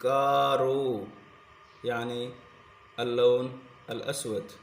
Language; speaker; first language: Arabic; non-native, fluent; Sindhi